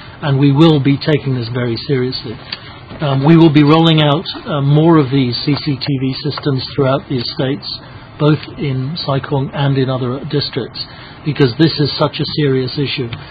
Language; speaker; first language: English; native; English